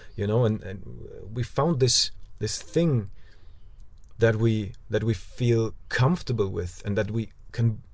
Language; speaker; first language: English; non-native, fluent; German